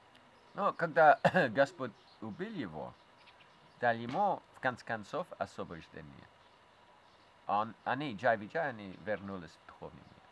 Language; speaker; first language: Russian; non-native, fluent; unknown